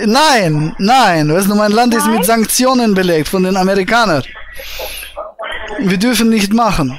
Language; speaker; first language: German; native; German